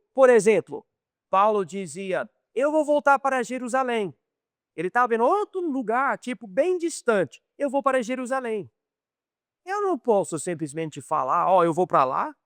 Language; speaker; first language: Portuguese; non-native, fluent; English